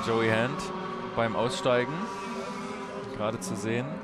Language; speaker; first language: German; native; German